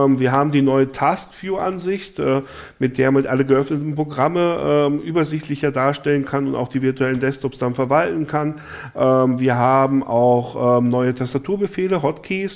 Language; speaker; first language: German; native; German